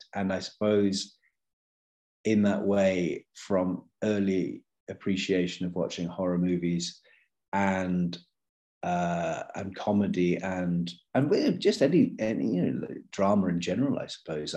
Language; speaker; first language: English; native; English